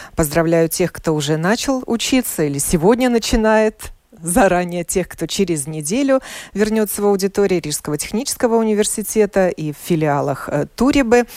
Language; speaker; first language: Russian; native; Russian